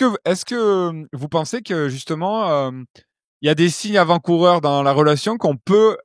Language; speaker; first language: French; native; French